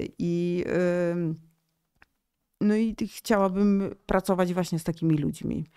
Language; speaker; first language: Polish; native; Polish